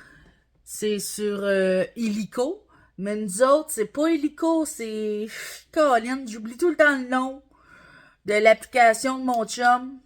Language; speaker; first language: French; native; French